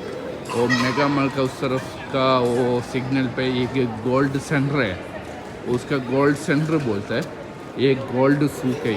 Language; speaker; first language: Hindi; non-native, local second language; Malayalam